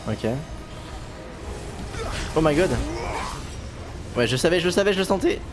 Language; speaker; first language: French; native; French